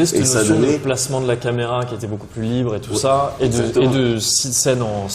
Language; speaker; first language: French; native; French